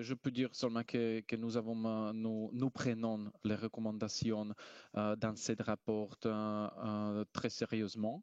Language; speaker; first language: French; non-native, fluent; Slovak